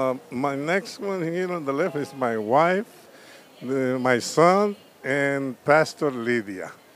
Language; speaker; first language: English; non-native, fluent; Spanish